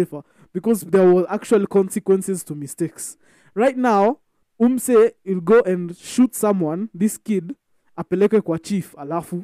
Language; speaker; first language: English; non-native, local second language; Swahili